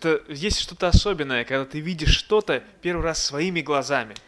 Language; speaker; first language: Russian; native; Russian